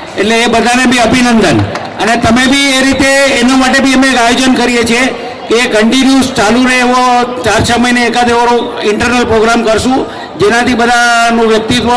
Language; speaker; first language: Gujarati; native; Gujarati